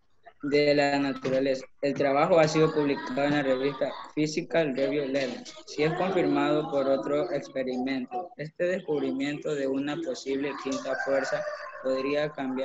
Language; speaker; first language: Spanish; native; Spanish